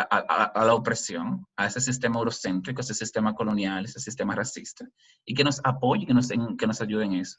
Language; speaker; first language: Spanish; native; Spanish